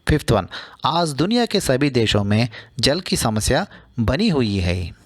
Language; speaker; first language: Hindi; non-native, local second language; Telugu